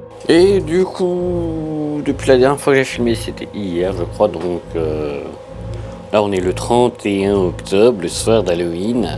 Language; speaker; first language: French; native; French